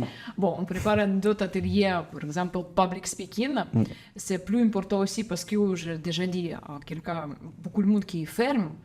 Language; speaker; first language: French; non-native, learner; Ukrainian